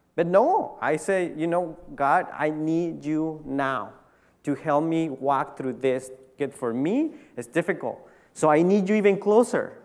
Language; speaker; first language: English; early bilingual, other home language; Spanish